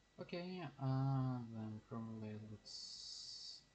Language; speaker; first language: English; non-native, learner; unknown